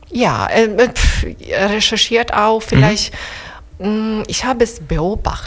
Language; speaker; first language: German; non-native, fluent; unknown